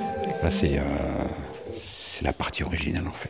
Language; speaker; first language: French; native; French